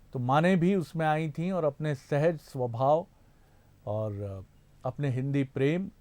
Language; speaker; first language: Hindi; native; Hindi